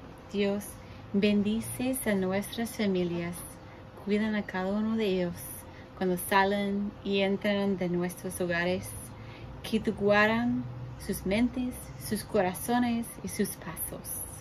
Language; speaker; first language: Spanish; non-native, learner; English